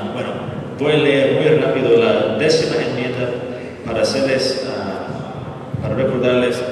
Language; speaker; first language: Spanish; non-native, fluent; English